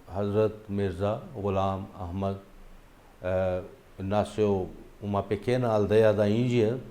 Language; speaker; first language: Portuguese; non-native, fluent; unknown